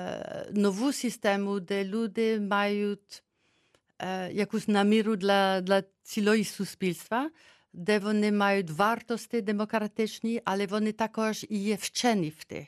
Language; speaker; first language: Ukrainian; early bilingual, heritage; Ukrainian